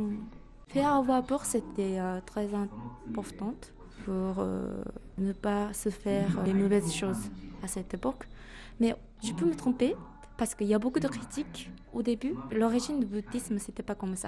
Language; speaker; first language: French; non-native, fluent; Japanese